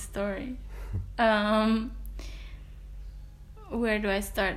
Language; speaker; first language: English; non-native, fluent; Indonesian